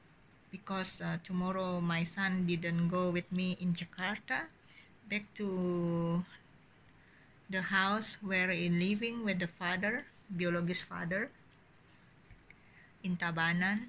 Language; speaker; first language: English; non-native, learner; Indonesian